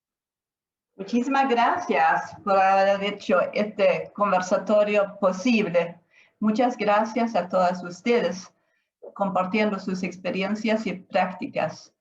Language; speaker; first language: Spanish; non-native, fluent; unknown